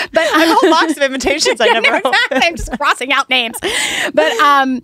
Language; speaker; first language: English; native; English